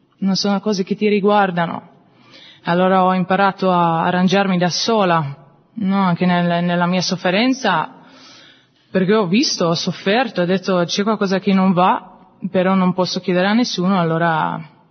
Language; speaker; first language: Italian; non-native, fluent; German